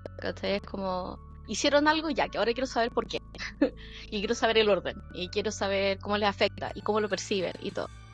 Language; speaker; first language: Spanish; early bilingual, other home language; Korean